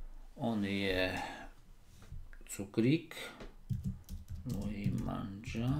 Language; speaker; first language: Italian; non-native, learner; Slovak